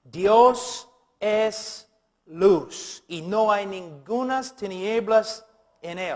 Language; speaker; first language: Spanish; non-native, fluent; English